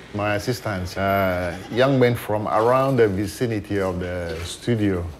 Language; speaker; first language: English; non-native, local second language; Ewe